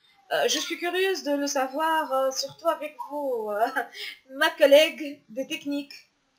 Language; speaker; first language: French; non-native, local second language; Arabic